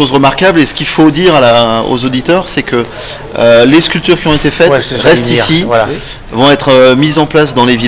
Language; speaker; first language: French; native; French